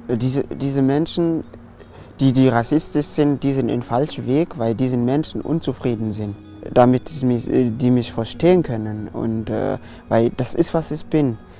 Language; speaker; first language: German; non-native, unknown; French